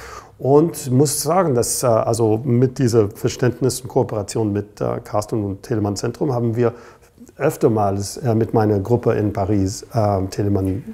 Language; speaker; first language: German; non-native, fluent; English